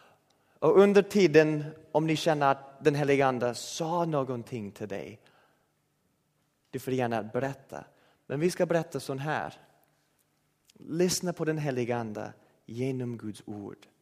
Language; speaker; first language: Swedish; non-native, fluent; English